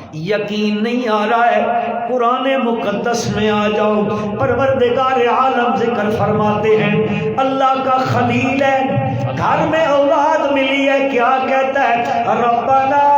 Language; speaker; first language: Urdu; non-native, local second language; Punjabi